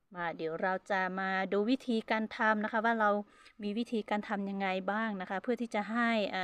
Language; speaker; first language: Thai; non-native, local second language; Hmong